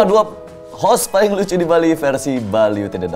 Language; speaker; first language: Indonesian; native; Indonesian